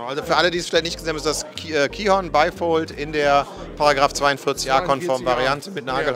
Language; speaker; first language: German; native; German